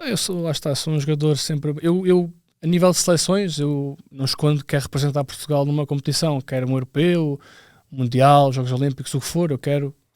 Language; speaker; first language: Portuguese; native; Portuguese